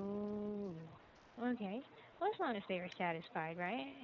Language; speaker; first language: English; non-native, local second language; Filipino